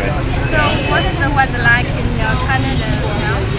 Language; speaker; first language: English; non-native, learner; Vietnamese